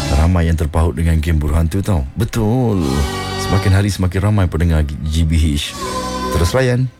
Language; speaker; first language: Malay; native; Malay